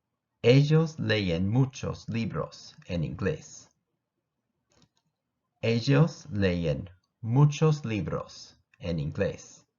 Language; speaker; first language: Spanish; non-native, fluent; English